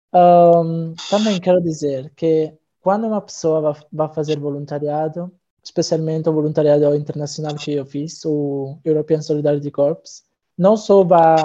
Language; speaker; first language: Portuguese; non-native, fluent; Italian